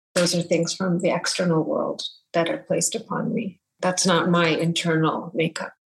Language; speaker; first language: English; early bilingual, other home language; Bangla